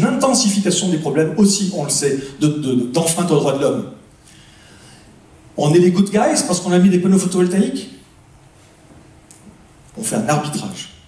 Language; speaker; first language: French; native; French